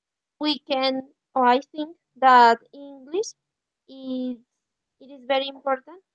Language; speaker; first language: English; non-native, learner; Spanish